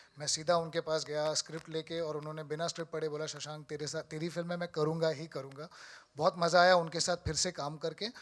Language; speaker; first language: Hindi; native; Hindi